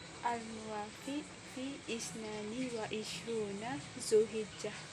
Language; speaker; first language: Arabic; non-native, learner; Malay